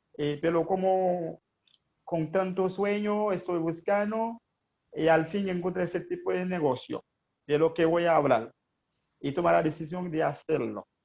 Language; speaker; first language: Spanish; non-native, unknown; Haitian Creole